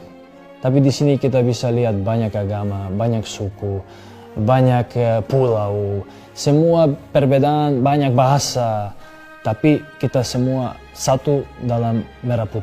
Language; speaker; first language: Indonesian; non-native, fluent; Serbian